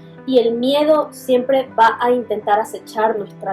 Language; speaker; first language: Spanish; native; Spanish